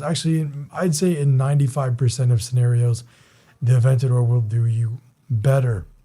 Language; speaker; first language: English; native; English